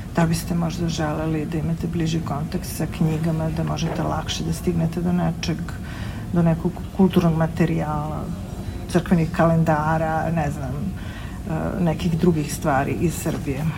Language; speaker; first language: Serbian; native; Serbian